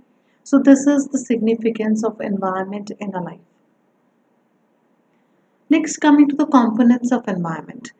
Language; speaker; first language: English; non-native, local second language; Punjabi